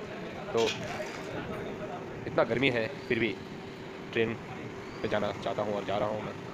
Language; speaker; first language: Hindi; non-native, local second language; Bangla